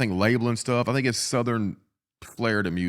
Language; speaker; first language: English; native; English